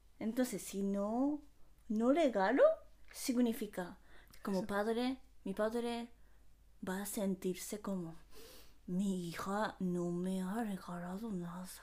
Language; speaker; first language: Spanish; non-native, fluent; Japanese